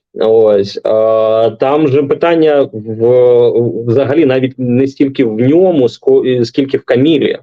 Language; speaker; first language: Ukrainian; non-native, local second language; Russian